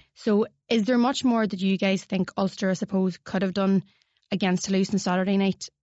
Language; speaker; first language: English; native; English